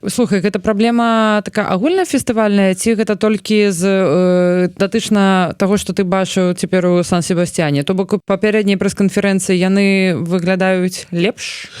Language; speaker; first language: Belarusian; non-native, local second language; Russian